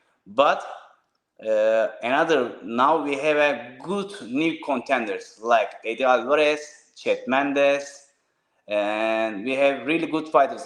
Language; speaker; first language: English; non-native, learner; Turkish